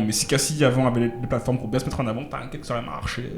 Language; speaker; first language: French; native; French